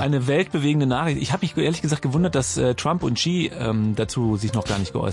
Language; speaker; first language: German; native; German